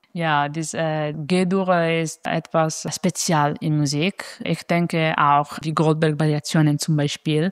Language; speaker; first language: German; non-native, fluent; Italian